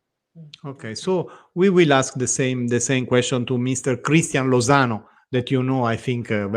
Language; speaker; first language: English; non-native, learner; Italian